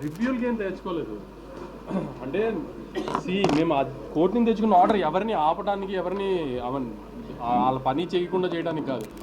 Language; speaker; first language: Telugu; native; Telugu